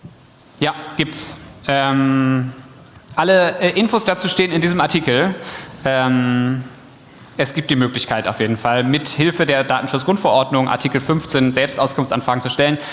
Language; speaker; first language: German; native; German